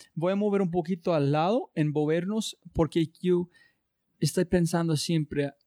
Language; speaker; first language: Spanish; non-native, learner; English